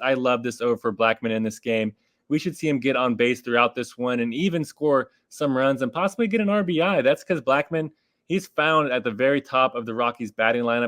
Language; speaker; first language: English; native; English